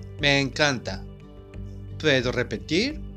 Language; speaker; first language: Spanish; non-native, fluent; Japanese